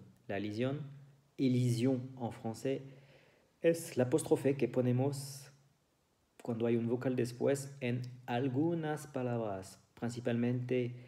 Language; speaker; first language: Spanish; non-native, fluent; French